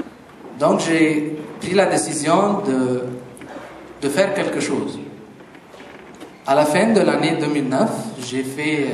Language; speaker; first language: French; non-native, fluent; Arabic